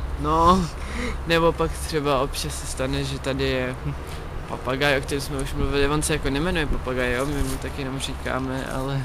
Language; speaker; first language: Czech; native; Czech